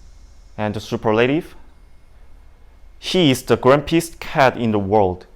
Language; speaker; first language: English; non-native, learner; Indonesian